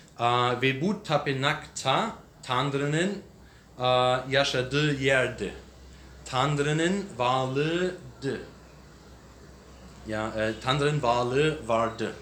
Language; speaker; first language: Turkish; non-native, learner; English